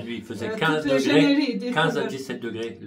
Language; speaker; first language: French; native; French